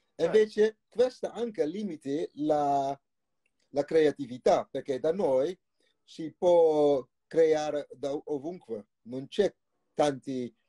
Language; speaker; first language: Italian; non-native, fluent; Dutch